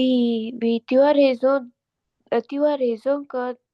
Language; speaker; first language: French; non-native, learner; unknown